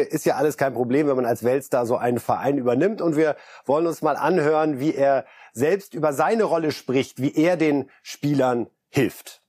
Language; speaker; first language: German; native; German